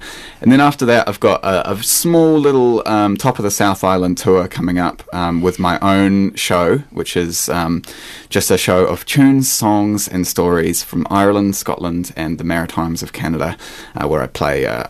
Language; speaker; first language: English; native; English